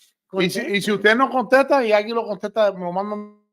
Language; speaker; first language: Spanish; early bilingual, heritage; Spanish